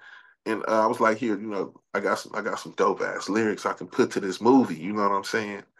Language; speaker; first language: English; native; English